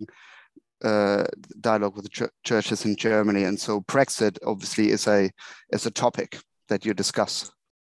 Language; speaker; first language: English; non-native, fluent; German